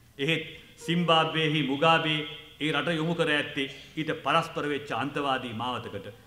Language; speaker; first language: Sinhala; non-native, local second language; Tamil